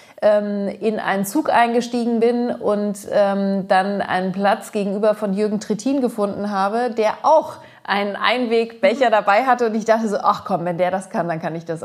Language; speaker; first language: German; early bilingual, other home language; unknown